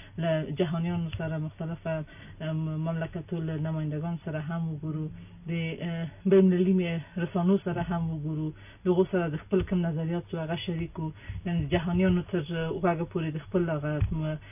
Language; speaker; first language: Pashto; non-native, local second language; Persian